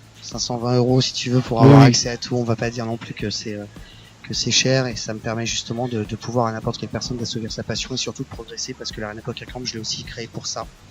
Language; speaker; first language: French; native; French